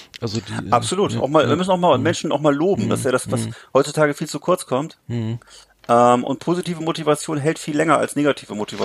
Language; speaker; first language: German; native; German